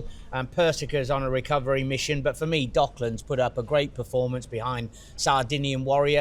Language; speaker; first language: English; native; English